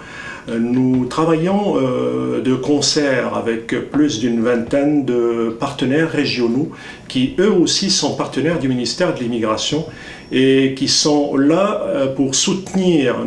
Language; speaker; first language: French; native; French